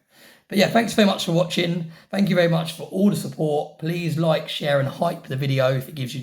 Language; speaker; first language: English; native; English